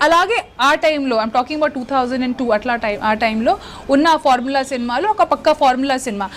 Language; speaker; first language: Telugu; non-native, local second language; Hindi